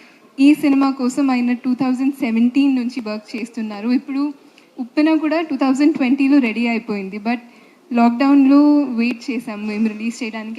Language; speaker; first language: Telugu; non-native, fluent; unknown